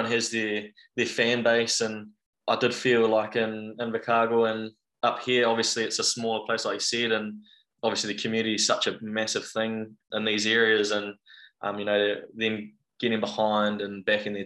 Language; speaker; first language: English; native; English